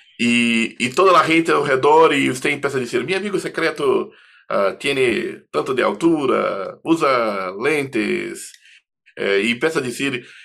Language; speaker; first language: Spanish; non-native, fluent; Portuguese